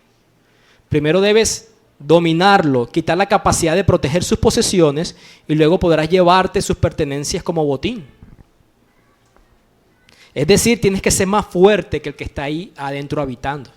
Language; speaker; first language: Spanish; native; Spanish